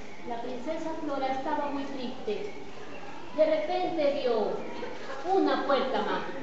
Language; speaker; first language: Spanish; native; Spanish